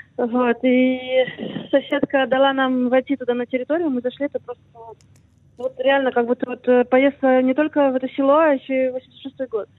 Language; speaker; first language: Russian; native; Russian